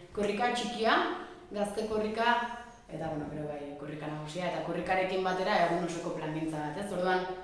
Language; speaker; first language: Basque; native; Basque